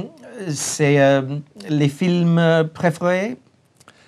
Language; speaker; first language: French; non-native, learner; English